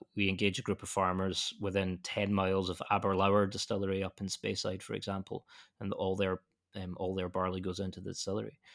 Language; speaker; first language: English; native; English